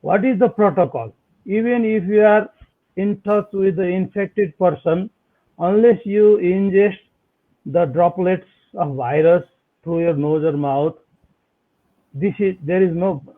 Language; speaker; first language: English; non-native, local second language; Nepali